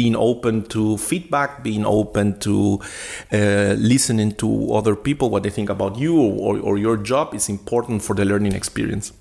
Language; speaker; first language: English; non-native, fluent; Spanish